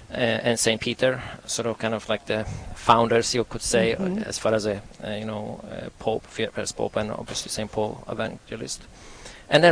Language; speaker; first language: English; non-native, fluent; Polish